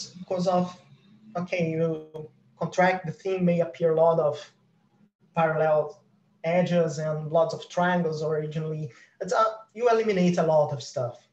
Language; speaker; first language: English; non-native, fluent; Portuguese